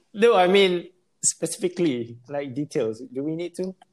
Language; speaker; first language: English; non-native, local second language; Malay